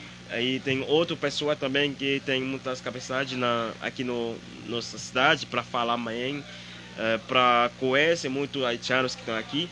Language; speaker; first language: Portuguese; non-native, learner; Haitian Creole